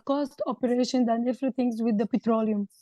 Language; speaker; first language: English; non-native, learner; Arabic